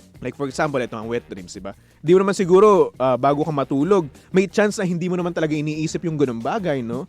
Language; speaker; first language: Filipino; native; Filipino